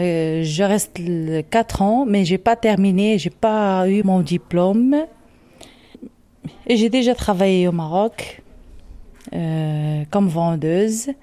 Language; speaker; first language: French; non-native, learner; Arabic